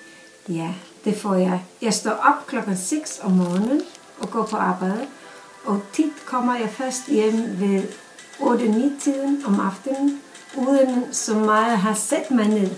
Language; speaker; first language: Danish; non-native, fluent; Icelandic